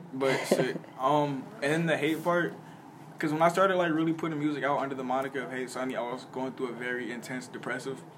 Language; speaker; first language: English; native; English